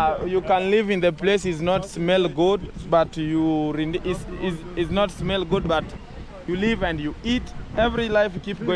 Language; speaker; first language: English; non-native, learner; Swahili